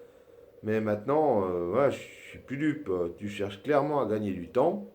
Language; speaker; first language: French; native; French